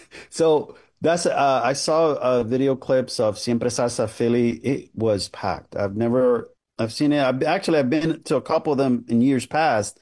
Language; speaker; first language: English; early bilingual, other home language; Spanish